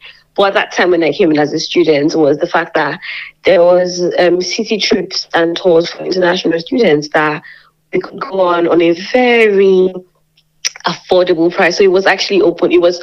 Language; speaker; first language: English; non-native, local second language; Yoruba